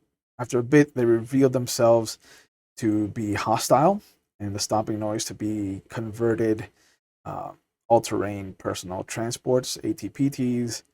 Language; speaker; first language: English; native; English